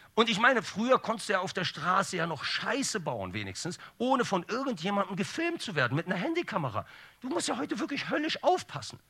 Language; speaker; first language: German; early bilingual, other home language; Turkish